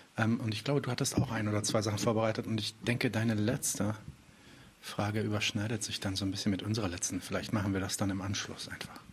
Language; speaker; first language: German; early bilingual, other home language; Arabic